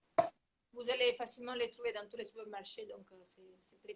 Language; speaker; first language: French; non-native, fluent; Italian